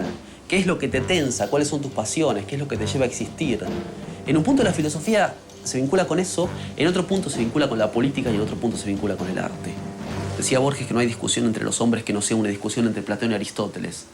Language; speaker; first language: Spanish; native; Spanish